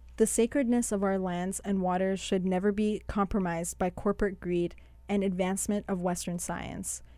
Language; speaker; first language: English; early bilingual, other home language; Persian